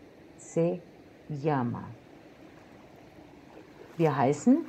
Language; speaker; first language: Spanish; non-native, fluent; German